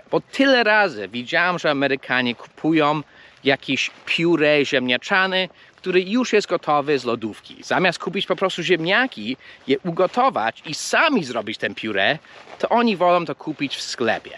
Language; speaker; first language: Polish; early bilingual, heritage; Polish